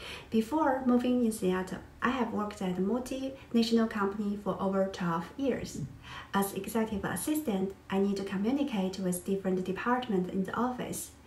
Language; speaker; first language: English; non-native, fluent; Chinese